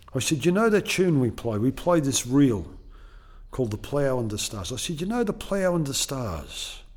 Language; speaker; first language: English; native; English